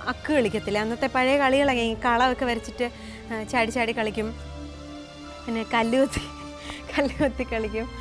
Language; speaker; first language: Malayalam; native; Malayalam